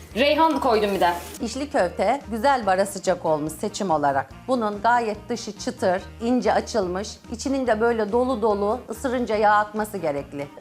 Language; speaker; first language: Turkish; native; Turkish